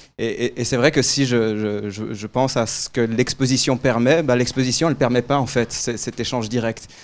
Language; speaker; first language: French; native; French